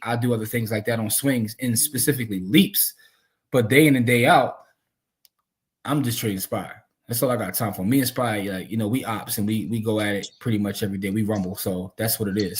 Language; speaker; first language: English; native; English